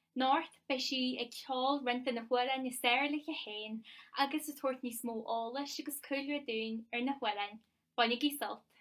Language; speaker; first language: Irish; native; Irish